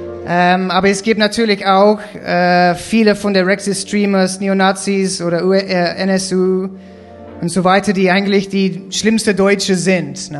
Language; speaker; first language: German; non-native, learner; English